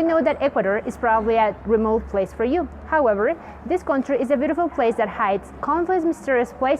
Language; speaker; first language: English; non-native, fluent; Spanish